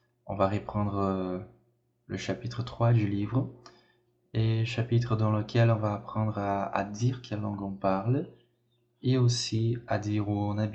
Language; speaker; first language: French; non-native, fluent; Portuguese